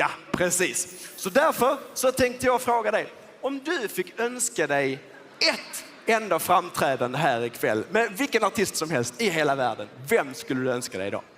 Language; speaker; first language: Swedish; native; Swedish